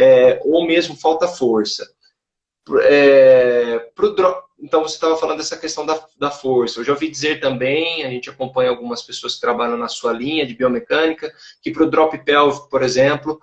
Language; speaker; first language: Portuguese; native; Portuguese